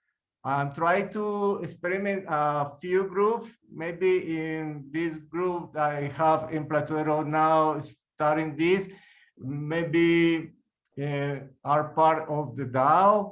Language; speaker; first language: English; non-native, learner; Spanish